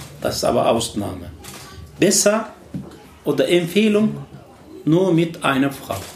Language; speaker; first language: German; non-native, learner; Turkish